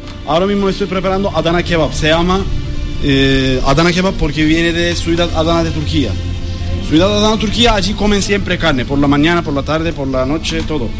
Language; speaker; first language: Spanish; non-native, learner; Turkish